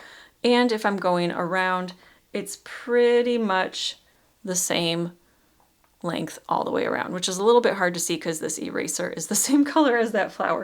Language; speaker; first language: English; native; English